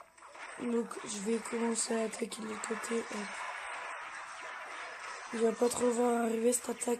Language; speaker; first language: French; native; French